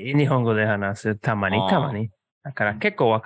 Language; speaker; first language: Japanese; non-native, learner; English